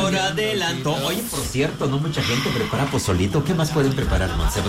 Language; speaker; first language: Spanish; native; Spanish